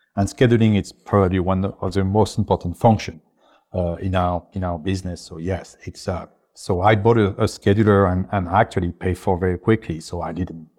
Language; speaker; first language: English; non-native, fluent; French